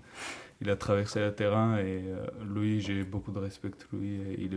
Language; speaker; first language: French; non-native, learner; Georgian